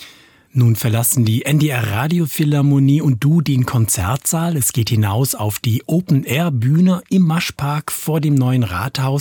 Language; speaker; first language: German; native; German